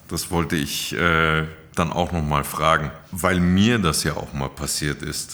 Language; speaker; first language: German; native; German